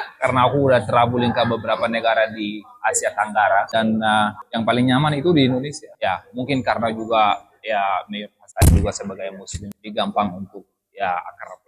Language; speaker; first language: Indonesian; non-native, fluent; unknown